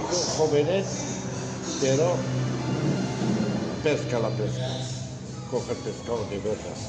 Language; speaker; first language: Spanish; non-native, learner; Arabic